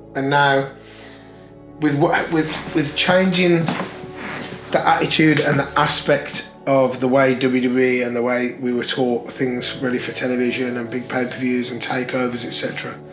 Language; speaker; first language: English; native; English